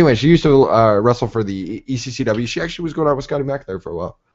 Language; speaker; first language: English; native; English